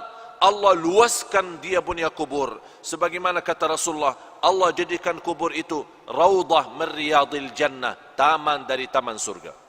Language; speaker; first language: Indonesian; non-native, fluent; Arabic